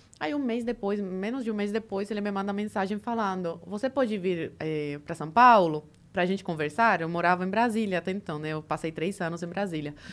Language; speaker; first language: Portuguese; early bilingual, other home language; Spanish